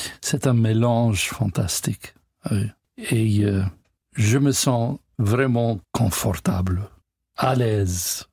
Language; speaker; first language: French; non-native, learner; English